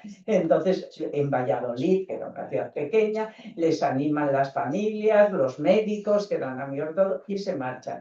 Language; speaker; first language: Spanish; native; Spanish